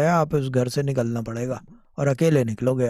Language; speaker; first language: Hindi; native; Hindi